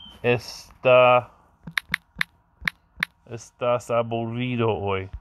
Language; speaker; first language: Spanish; non-native, learner; English